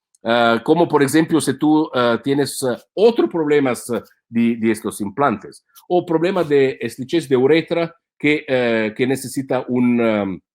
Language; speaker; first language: Spanish; non-native, fluent; Italian